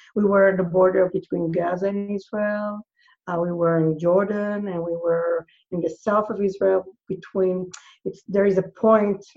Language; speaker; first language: English; non-native, fluent; Hebrew